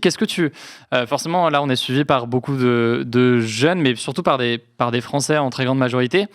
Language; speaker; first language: French; native; French